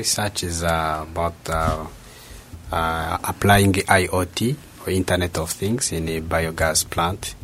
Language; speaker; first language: English; non-native, local second language; Kinyarwanda